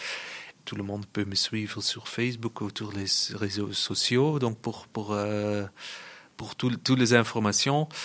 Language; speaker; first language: French; non-native, local second language; Dutch